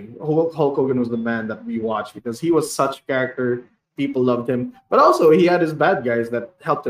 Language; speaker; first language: English; non-native, local second language; Hiligaynon